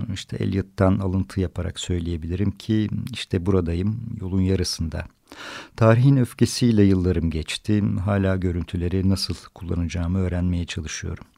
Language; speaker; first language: Turkish; native; Turkish